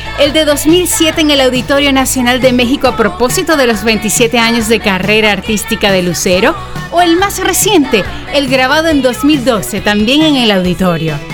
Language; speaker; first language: Spanish; native; Spanish